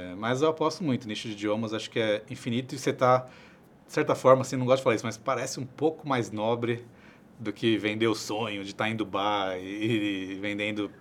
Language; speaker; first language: Portuguese; native; Portuguese